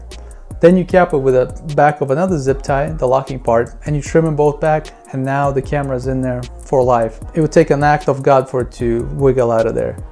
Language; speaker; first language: English; native; English